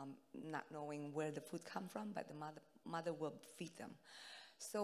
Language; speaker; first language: English; non-native, fluent; Indonesian